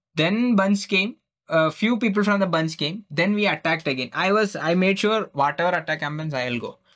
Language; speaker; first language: English; non-native, local second language; Malayalam